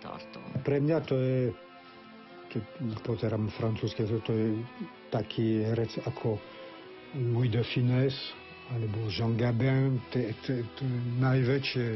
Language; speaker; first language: Slovak; non-native, fluent; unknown